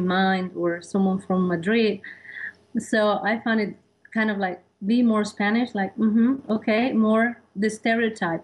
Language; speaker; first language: English; non-native, fluent; Spanish